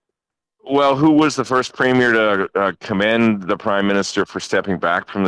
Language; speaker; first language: English; native; English